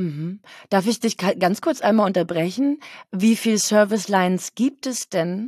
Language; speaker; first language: German; native; German